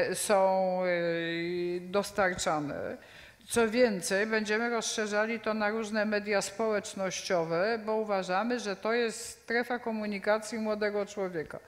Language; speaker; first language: Polish; native; Polish